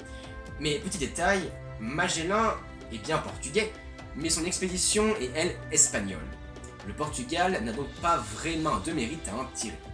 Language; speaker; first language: French; native; French